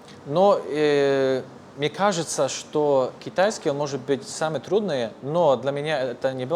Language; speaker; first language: Russian; non-native, fluent; Polish